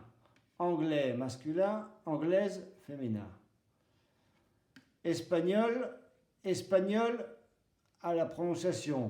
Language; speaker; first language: French; non-native, fluent; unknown